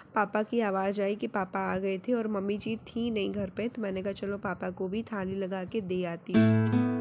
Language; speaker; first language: Hindi; native; Hindi